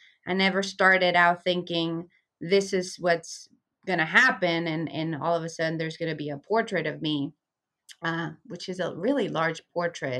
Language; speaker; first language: English; early bilingual, other home language; Spanish